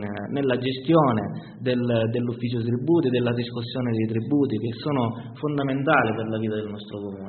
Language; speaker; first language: Italian; native; Italian